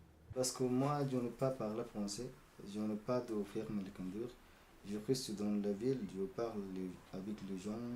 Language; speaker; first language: French; non-native, learner; Arabic